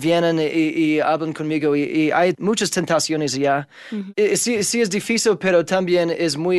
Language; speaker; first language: Spanish; non-native, fluent; English